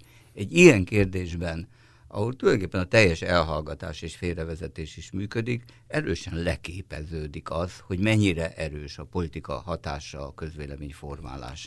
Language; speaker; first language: Hungarian; native; Hungarian